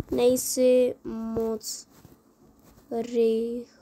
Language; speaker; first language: Czech; early bilingual, other home language; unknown